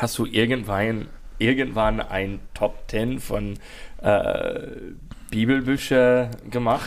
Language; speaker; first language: German; non-native, learner; English